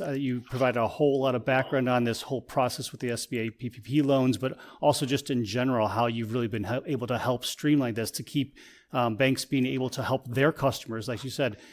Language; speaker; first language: English; native; English